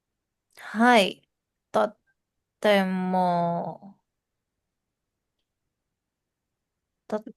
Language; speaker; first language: Japanese; non-native, learner; Indonesian